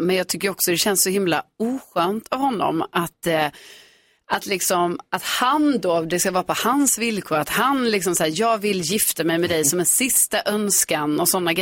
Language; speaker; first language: Swedish; native; Swedish